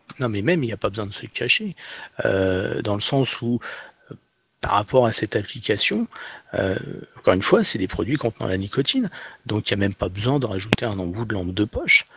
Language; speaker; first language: French; native; French